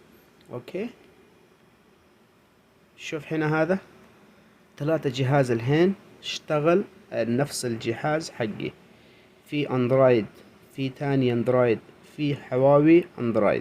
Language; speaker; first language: Arabic; non-native, learner; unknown